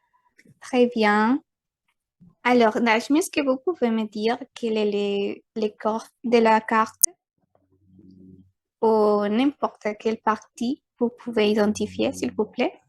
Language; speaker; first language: French; non-native, fluent; Spanish